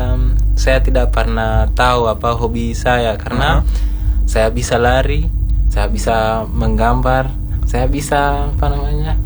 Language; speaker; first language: Indonesian; non-native, learner; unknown